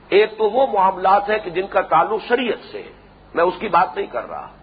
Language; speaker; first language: Urdu; native; Urdu